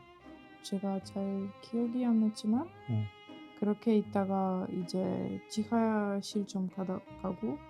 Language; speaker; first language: Korean; non-native, fluent; Ukrainian